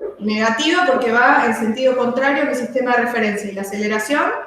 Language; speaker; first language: Spanish; native; Spanish